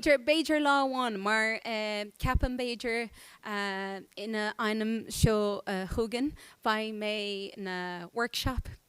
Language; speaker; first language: Irish; non-native, fluent; Portuguese